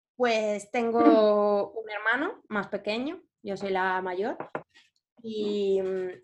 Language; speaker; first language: Spanish; native; Spanish